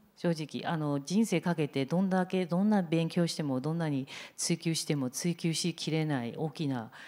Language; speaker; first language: Japanese; non-native, fluent; Chinese